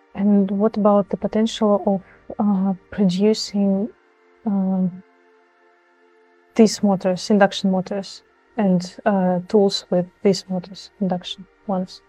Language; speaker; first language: English; non-native, fluent; Russian